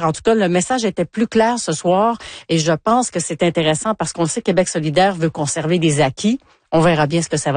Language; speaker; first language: French; native; French